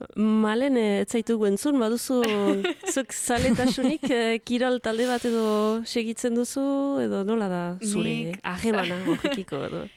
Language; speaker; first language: Basque; native; Basque